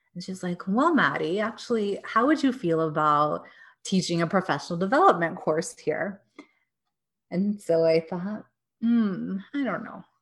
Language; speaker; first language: English; native; English